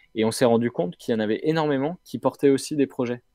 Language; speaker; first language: French; native; French